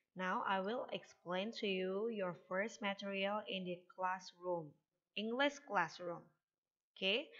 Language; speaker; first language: English; non-native, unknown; Indonesian